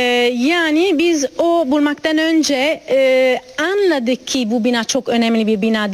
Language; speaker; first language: Turkish; non-native, learner; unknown